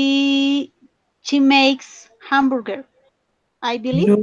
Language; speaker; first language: English; non-native, learner; Spanish